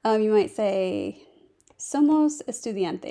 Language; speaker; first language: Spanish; non-native, fluent; English